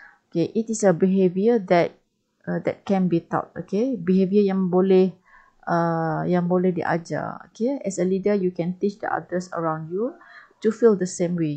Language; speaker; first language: English; non-native, local second language; Malay